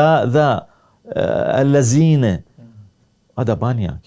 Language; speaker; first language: Indonesian; non-native, learner; Arabic